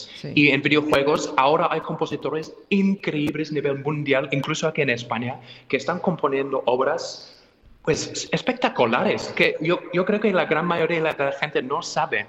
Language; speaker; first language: Spanish; non-native, fluent; English